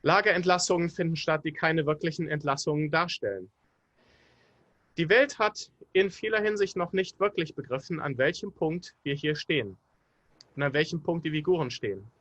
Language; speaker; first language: German; native; German